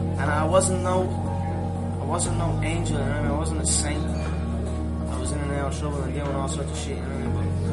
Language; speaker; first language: English; native; English